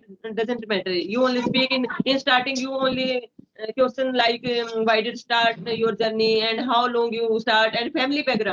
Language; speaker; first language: English; non-native, learner; Hindi